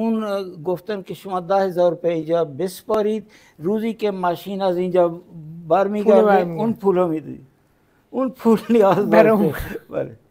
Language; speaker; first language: Persian; non-native, fluent; Punjabi